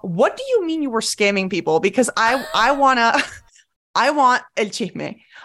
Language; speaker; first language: English; early bilingual, other home language; Spanish